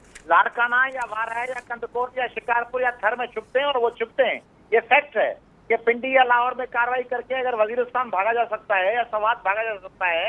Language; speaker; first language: Urdu; native; Urdu